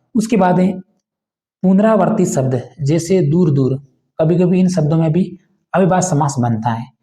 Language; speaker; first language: Hindi; native; Hindi